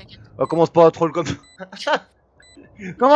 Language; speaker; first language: French; native; French